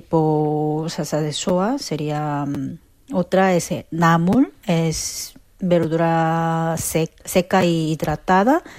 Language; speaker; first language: Spanish; non-native, learner; Korean